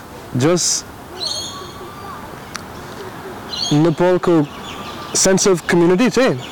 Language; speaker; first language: Nepali; non-native, learner; English